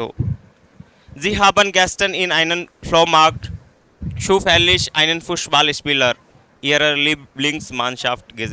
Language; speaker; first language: German; non-native, fluent; Hindi